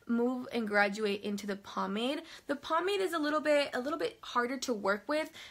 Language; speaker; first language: English; native; English